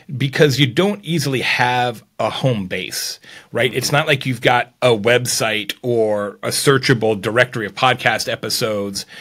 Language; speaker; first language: English; native; English